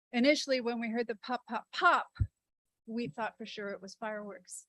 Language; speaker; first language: English; native; English